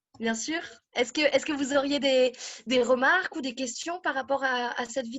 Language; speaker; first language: French; native; French